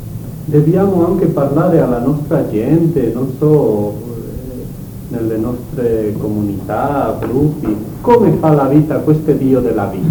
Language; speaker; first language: Italian; non-native, learner; Spanish